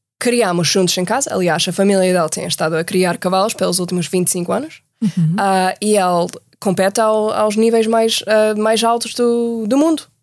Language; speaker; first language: Portuguese; non-native, fluent; English